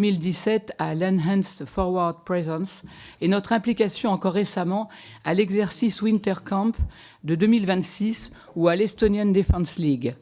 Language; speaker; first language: French; native; French